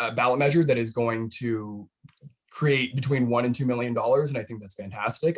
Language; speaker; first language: English; native; English